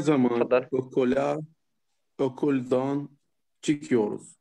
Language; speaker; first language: Turkish; non-native, learner; Arabic